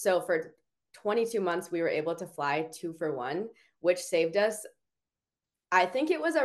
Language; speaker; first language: English; native; English